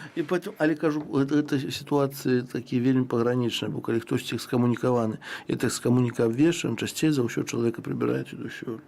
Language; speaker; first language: Belarusian; native; Belarusian